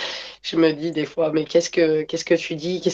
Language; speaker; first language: French; native; French